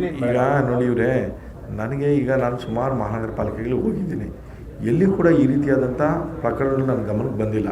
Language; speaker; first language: Kannada; native; Kannada